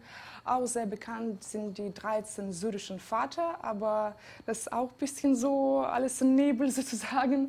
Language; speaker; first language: German; non-native, fluent; Georgian